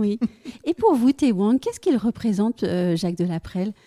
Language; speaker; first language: French; native; French